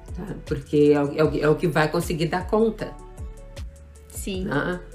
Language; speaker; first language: Portuguese; native; Portuguese